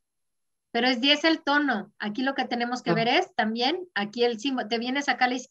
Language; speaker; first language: Spanish; native; Spanish